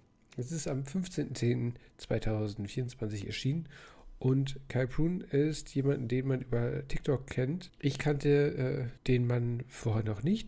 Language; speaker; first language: German; native; German